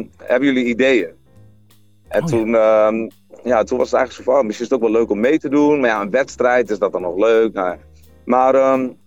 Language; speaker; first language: Dutch; native; Dutch